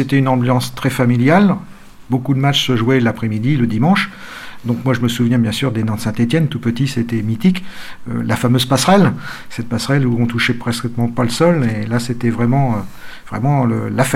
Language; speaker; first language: French; native; French